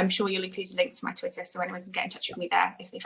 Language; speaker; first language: English; native; English